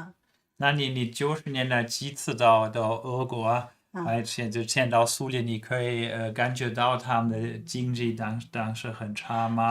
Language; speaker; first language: Chinese; non-native, fluent; German